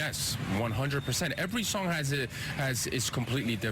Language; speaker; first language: English; early bilingual, other home language; Spanish